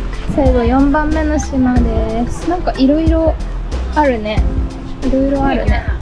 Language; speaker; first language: Japanese; native; Japanese